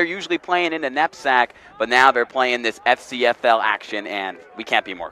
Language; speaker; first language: English; native; English